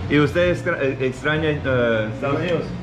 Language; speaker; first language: Spanish; non-native, learner; English